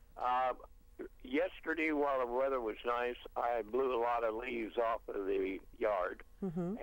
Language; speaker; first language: English; native; English